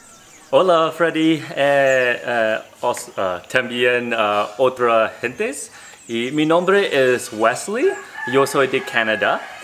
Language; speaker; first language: Spanish; non-native, learner; English